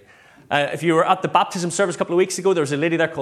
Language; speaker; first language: English; native; English